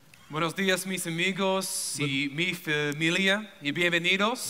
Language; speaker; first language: Spanish; non-native, learner; English